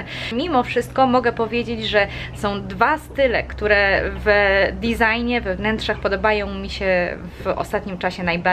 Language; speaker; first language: Polish; native; Polish